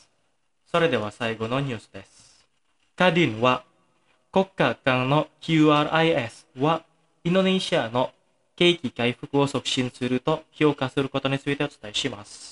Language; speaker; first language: Japanese; non-native, fluent; Indonesian